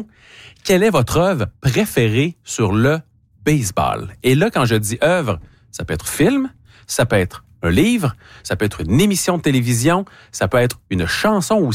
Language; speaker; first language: French; native; French